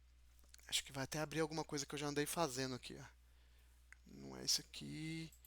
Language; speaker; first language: Portuguese; native; Portuguese